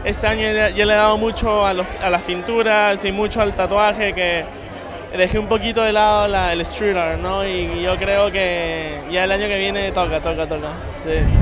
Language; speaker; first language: Spanish; native; Spanish